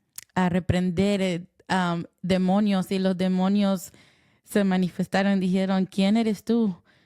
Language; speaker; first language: Spanish; early bilingual, heritage; Spanish